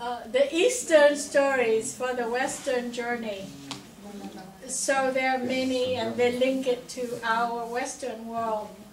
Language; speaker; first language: English; non-native, fluent; Vietnamese